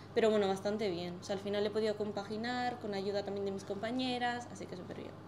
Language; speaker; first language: Spanish; native; Spanish